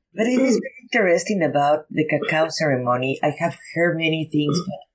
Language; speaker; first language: English; non-native, fluent; Spanish